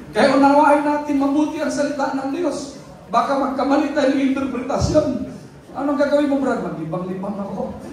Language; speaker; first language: Filipino; non-native, local second language; Cebuano